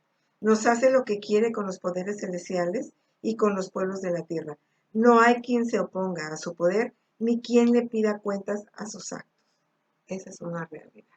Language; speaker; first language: Spanish; native; Spanish